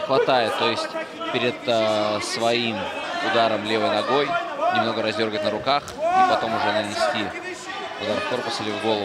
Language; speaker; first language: Russian; native; Russian